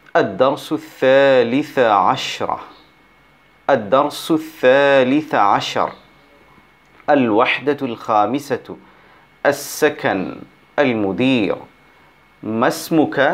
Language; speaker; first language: Arabic; non-native, fluent; Bangla